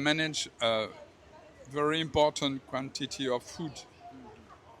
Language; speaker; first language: English; non-native, learner; French